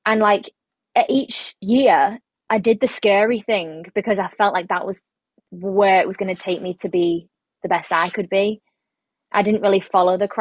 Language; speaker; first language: English; native; English